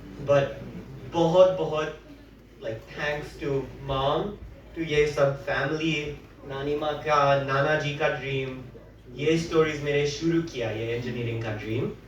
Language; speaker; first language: Hindi; early bilingual, heritage; English